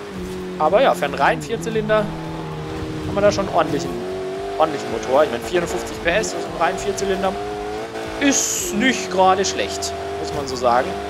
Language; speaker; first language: German; native; German